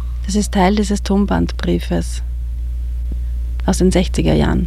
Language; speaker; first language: German; native; German